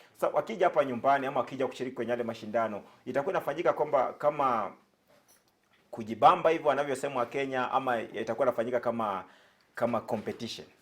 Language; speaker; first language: Swahili; native; Swahili